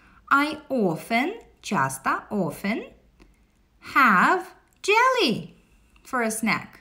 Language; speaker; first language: English; non-native, fluent; Russian